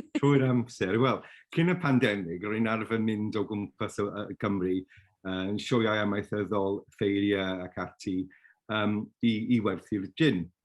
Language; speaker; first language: Welsh; non-native, local second language; English